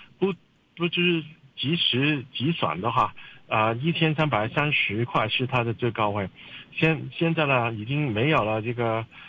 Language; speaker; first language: Chinese; non-native, local second language; Cantonese